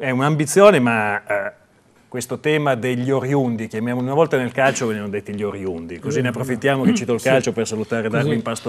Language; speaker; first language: Italian; native; Italian